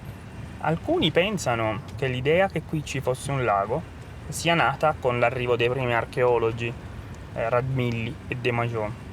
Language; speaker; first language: Italian; native; Italian